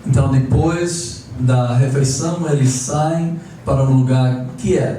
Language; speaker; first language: Portuguese; non-native, fluent; English